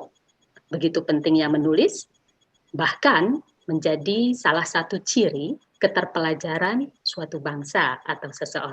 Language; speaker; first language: Indonesian; native; Indonesian